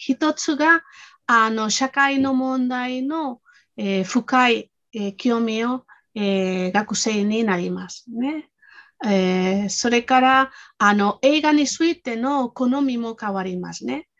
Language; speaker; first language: Japanese; non-native, fluent; Spanish